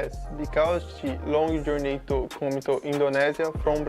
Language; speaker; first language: English; non-native, learner; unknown